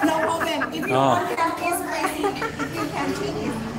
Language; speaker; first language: English; non-native, learner; Thai